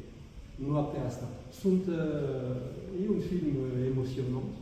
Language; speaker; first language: Romanian; non-native, fluent; French